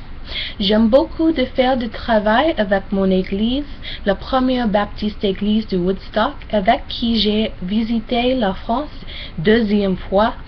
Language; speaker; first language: French; non-native, learner; English